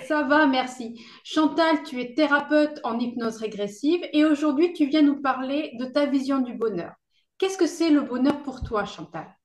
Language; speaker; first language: French; native; French